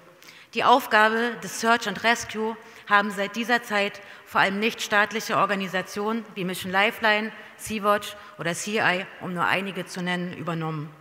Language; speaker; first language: German; native; German